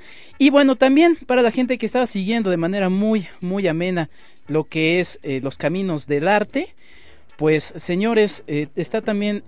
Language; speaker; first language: Spanish; native; Spanish